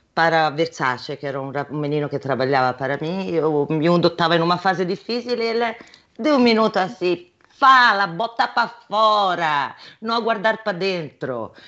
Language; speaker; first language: Portuguese; non-native, fluent; Italian